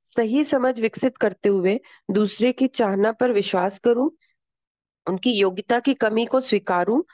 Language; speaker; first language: Hindi; native; Hindi